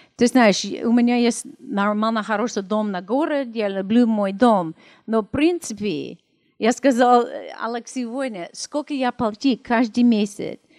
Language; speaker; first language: Russian; non-native, learner; English